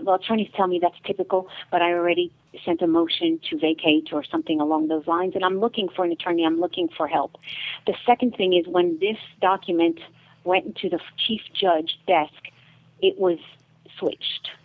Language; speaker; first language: English; native; English